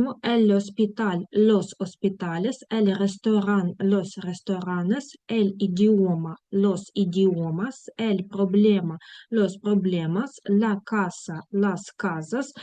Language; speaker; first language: Spanish; non-native, fluent; Ukrainian